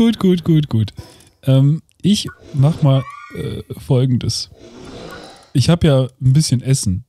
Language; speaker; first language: German; native; German